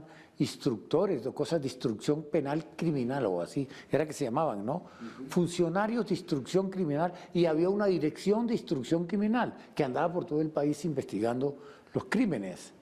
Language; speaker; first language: Spanish; native; Spanish